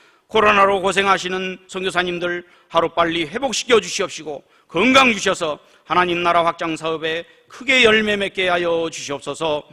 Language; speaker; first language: Korean; native; Korean